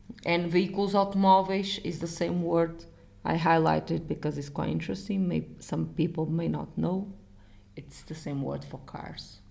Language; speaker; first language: English; non-native, fluent; Portuguese